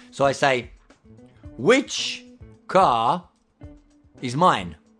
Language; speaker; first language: English; native; English